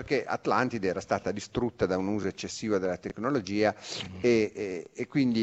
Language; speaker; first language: Italian; native; Italian